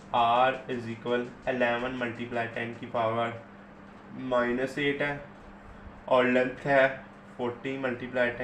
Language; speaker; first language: Hindi; non-native, local second language; Punjabi